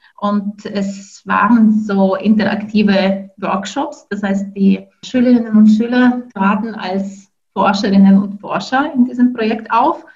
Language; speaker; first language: German; non-native, fluent; Ukrainian